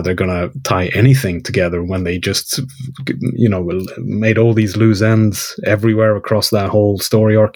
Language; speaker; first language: English; non-native, fluent; Swedish